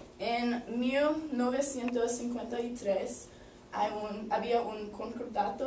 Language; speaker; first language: Spanish; non-native, learner; English